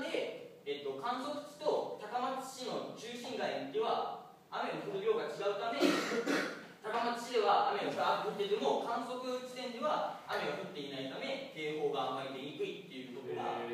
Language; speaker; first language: Japanese; native; Japanese